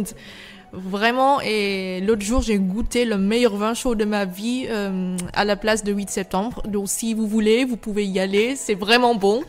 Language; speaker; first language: French; non-native, fluent; Vietnamese